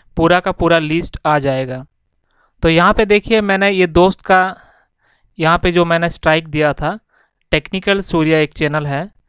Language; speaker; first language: Hindi; non-native, local second language; Bangla